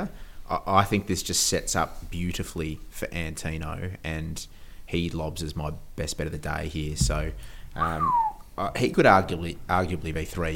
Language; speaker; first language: English; native; English